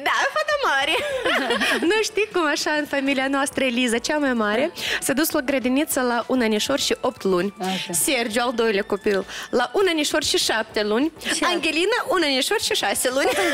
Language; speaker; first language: Romanian; non-native, local second language; Russian